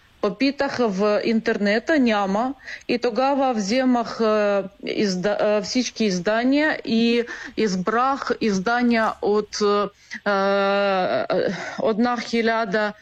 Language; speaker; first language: Bulgarian; non-native, learner; Ukrainian